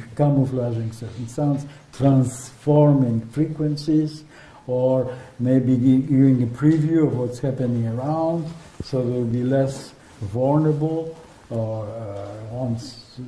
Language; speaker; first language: English; non-native, fluent; Polish